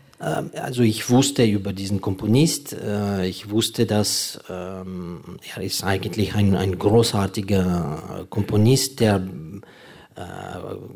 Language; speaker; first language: German; non-native, fluent; Ukrainian